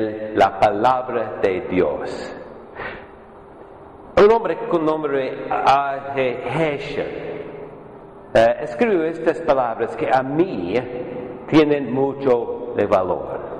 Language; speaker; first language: Spanish; non-native, fluent; English